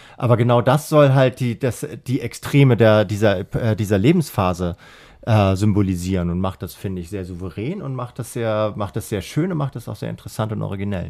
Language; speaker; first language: German; native; German